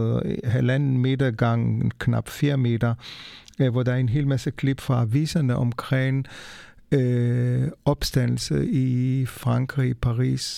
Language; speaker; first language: Danish; non-native, fluent; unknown